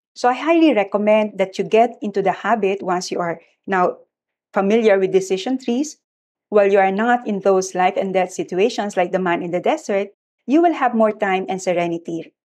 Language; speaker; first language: English; non-native, local second language; Filipino